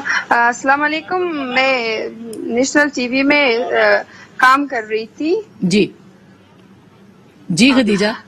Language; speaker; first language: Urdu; non-native, fluent; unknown